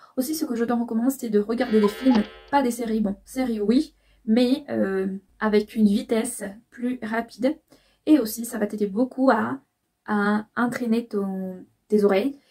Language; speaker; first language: French; non-native, fluent; Spanish